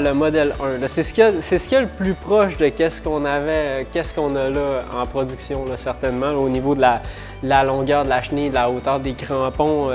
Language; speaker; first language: French; native; French